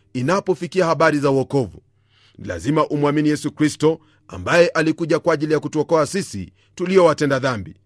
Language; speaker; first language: Swahili; non-native, local second language; Luyia